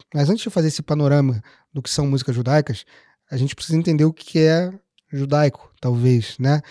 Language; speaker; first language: Portuguese; native; Portuguese